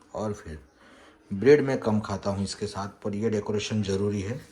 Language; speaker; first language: Hindi; non-native, local second language; Gujarati